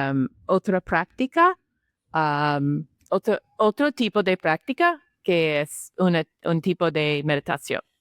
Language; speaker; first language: Spanish; non-native, learner; English